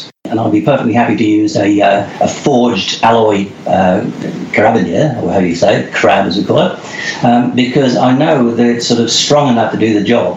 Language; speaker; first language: English; native; English